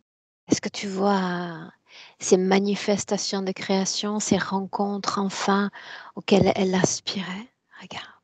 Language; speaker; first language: French; native; French